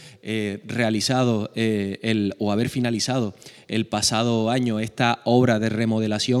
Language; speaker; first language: Spanish; native; Spanish